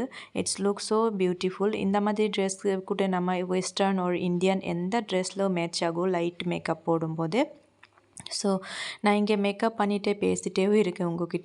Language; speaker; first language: Tamil; non-native, learner; Assamese